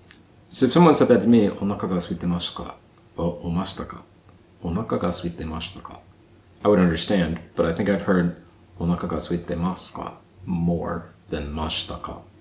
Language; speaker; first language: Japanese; non-native, learner; English